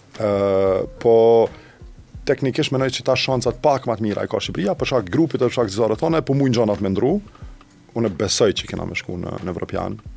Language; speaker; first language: Albanian; native; Albanian